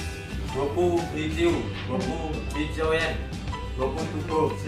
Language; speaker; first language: Chinese; non-native, learner; Indonesian